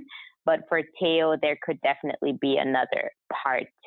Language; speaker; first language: English; non-native, fluent; German